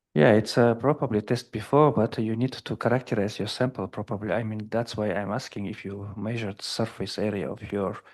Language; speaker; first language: English; non-native, fluent; Russian